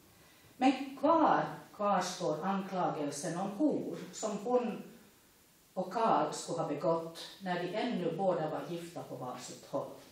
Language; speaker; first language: Swedish; native; Swedish